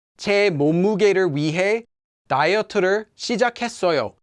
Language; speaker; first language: Korean; non-native, fluent; English